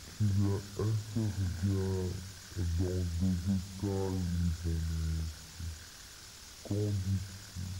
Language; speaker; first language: French; non-native, local second language; Arabic